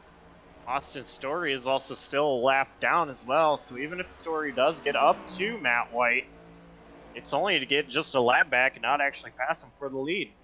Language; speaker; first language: English; native; English